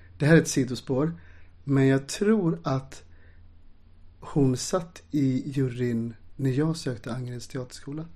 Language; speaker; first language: Swedish; native; Swedish